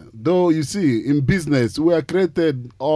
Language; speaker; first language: English; non-native, local second language; Igbo